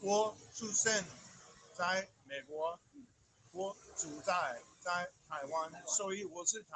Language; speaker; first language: Chinese; non-native, learner; English